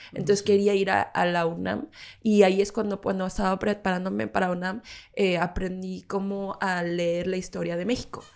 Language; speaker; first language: Spanish; non-native, fluent; Korean